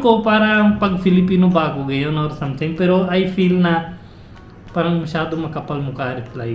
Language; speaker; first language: Filipino; non-native, learner; Hindi